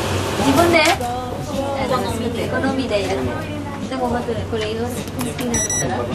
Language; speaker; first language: Japanese; non-native, learner; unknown